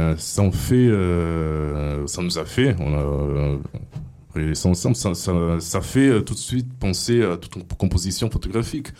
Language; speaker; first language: French; non-native, fluent; Portuguese